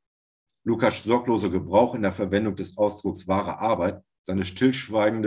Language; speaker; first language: German; native; German